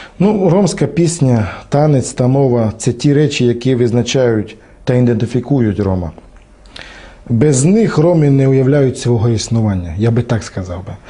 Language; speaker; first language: Ukrainian; non-native, local second language; Romany